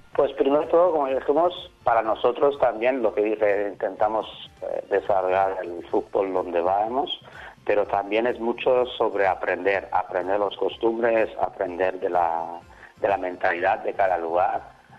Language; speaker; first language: Spanish; non-native, fluent; Swedish